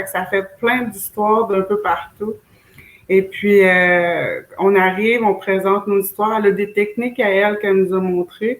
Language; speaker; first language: French; native; French